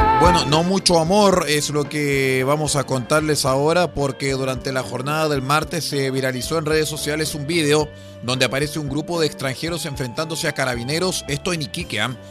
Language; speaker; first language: Spanish; native; Spanish